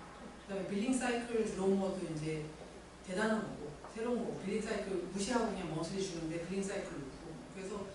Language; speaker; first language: Korean; native; Korean